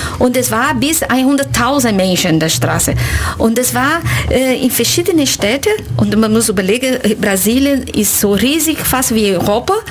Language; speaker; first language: German; non-native, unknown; Portuguese